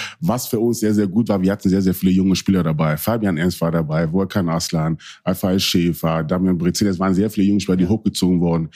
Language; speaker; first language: German; early bilingual, other home language; Akan